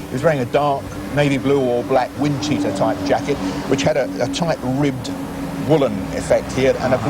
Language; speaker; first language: English; native; English